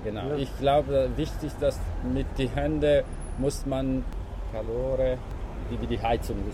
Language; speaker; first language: German; non-native, local second language; Italian